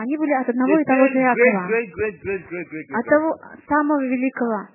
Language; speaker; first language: Russian; native; Russian